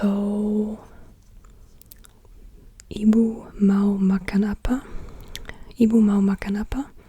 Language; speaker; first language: Indonesian; non-native, learner; English